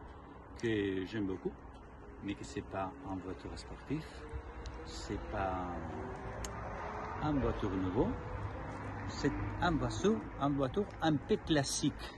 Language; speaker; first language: French; non-native, learner; Spanish